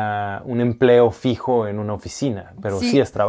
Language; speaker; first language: Spanish; native; Spanish